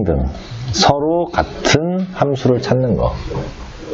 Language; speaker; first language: Korean; native; Korean